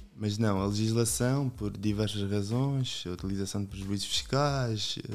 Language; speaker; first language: Portuguese; native; Portuguese